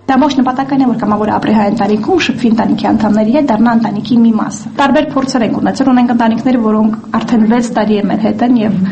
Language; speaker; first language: Armenian; native; Armenian